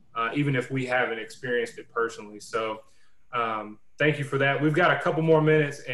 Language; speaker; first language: English; native; English